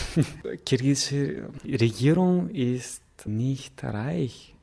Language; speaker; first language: German; non-native, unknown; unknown